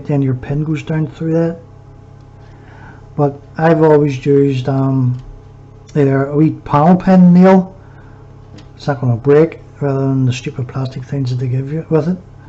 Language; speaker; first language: English; native; English